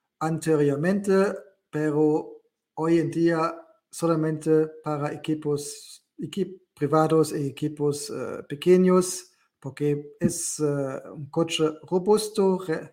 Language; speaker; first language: Spanish; non-native, learner; German